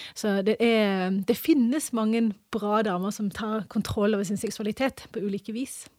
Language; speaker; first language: Norwegian; early bilingual, other home language; English